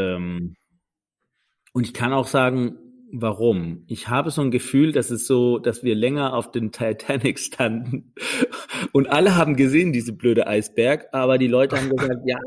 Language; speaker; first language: German; non-native, fluent; Danish